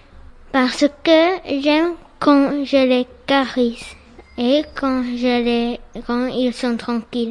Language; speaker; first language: French; non-native, learner; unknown